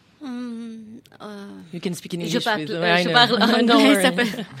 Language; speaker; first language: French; non-native, learner; Arabic